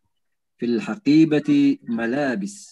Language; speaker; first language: Arabic; non-native, learner; Indonesian